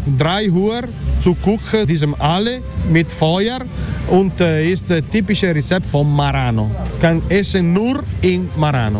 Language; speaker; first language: German; non-native, learner; Italian